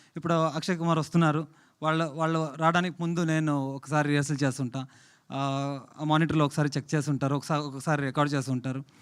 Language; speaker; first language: Telugu; native; Telugu